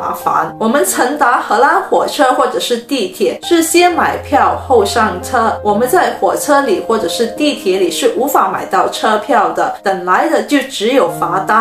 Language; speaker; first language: Chinese; native; Chinese